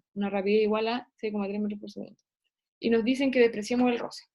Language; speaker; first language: Spanish; native; Spanish